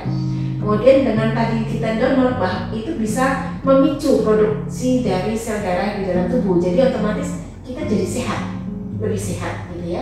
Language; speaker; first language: Indonesian; native; Indonesian